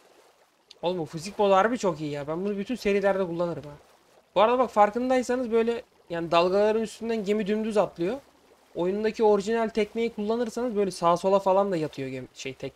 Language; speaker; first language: Turkish; native; Turkish